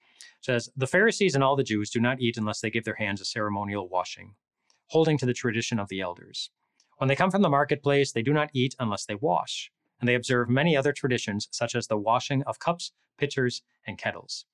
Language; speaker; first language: English; native; English